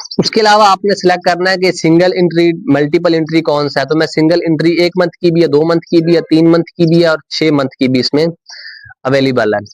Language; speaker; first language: Urdu; non-native, local second language; Punjabi